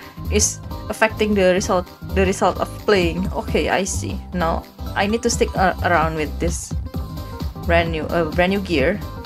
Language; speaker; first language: English; non-native, fluent; Indonesian